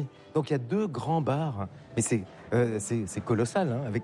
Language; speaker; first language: French; native; French